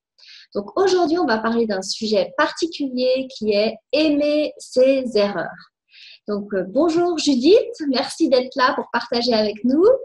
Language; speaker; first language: French; native; French